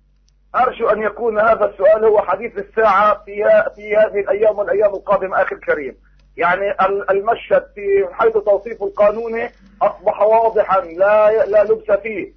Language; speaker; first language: Arabic; native; Arabic